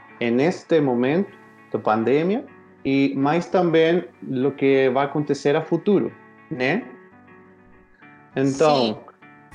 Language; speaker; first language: Portuguese; non-native, learner; Spanish